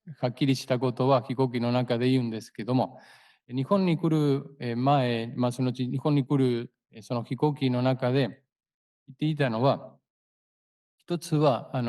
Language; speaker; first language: Japanese; non-native, fluent; Spanish